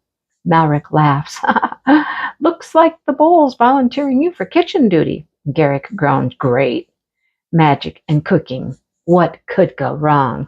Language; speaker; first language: English; native; English